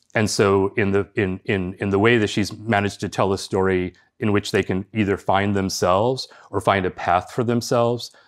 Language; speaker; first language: English; early bilingual, other home language; Spanish